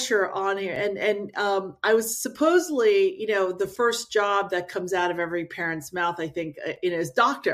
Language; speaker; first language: English; native; English